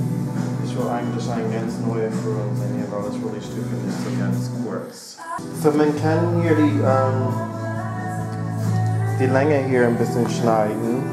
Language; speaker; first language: German; non-native, fluent; English